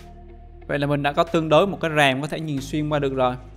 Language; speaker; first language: Vietnamese; native; Vietnamese